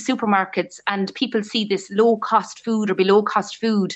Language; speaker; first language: English; native; English